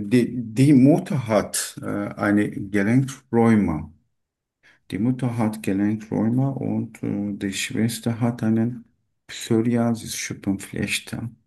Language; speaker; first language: German; non-native, learner; Turkish